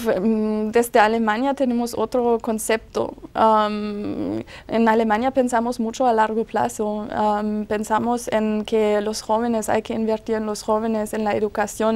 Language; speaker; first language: Spanish; non-native, fluent; German